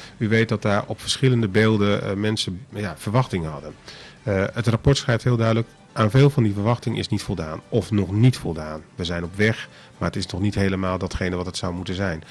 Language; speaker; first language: Dutch; non-native, local second language; Papiamento